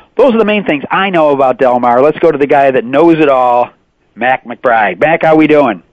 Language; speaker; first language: English; native; English